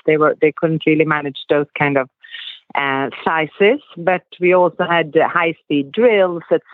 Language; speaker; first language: English; non-native, fluent; Swedish